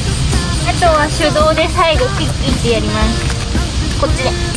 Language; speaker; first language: Japanese; native; Japanese